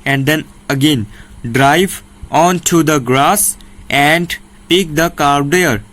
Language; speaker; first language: English; non-native, local second language; Punjabi